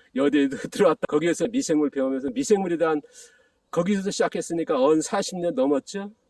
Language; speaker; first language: Korean; native; Korean